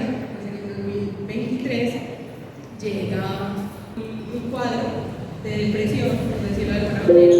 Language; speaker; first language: Spanish; native; Spanish